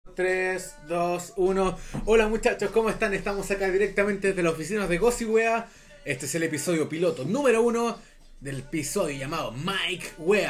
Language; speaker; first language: Spanish; native; Spanish